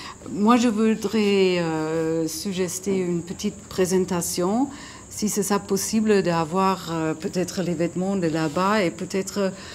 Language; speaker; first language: French; non-native, fluent; German